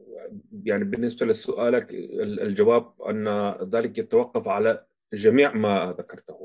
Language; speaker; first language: Arabic; non-native, fluent; German